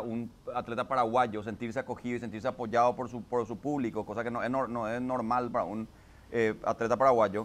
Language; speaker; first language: Spanish; native; Spanish